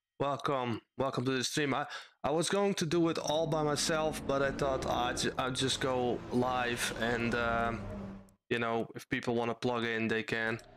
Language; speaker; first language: English; non-native, fluent; Dutch